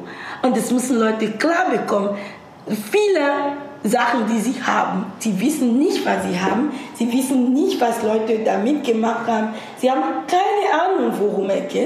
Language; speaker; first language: German; non-native, fluent; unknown